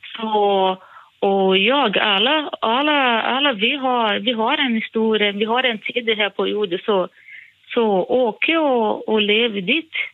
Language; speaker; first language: Swedish; non-native, fluent; Portuguese